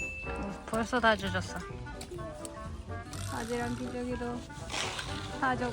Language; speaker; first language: Korean; native; Korean